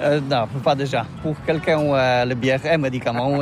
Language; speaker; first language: French; non-native, learner; Polish